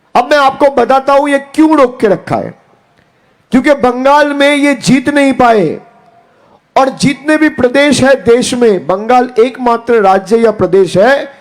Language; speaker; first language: Hindi; non-native, local second language; Bangla